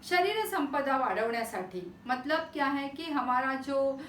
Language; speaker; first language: Hindi; non-native, local second language; Marathi